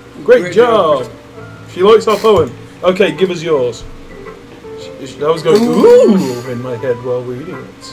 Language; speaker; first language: English; native; English